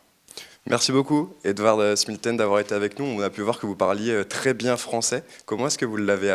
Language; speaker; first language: French; native; French